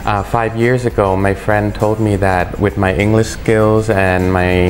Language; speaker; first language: English; early bilingual, other home language; Thai